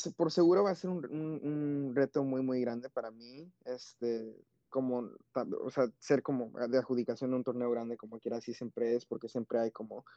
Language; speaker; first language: Spanish; early bilingual, heritage; Spanish